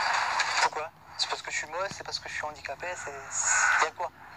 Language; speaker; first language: French; native; French